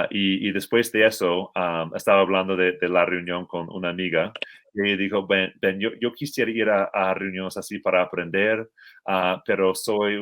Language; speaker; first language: Spanish; non-native, fluent; English